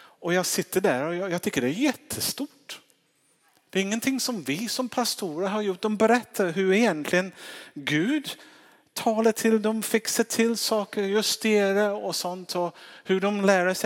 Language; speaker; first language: Swedish; non-native, fluent; English